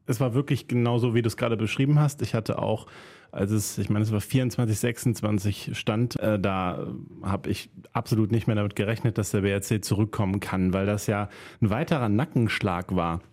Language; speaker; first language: German; native; German